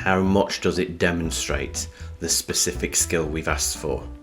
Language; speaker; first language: English; native; English